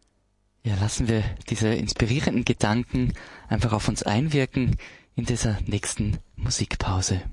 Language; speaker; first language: German; native; German